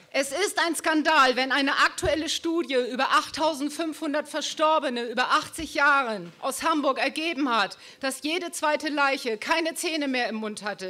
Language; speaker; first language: German; native; German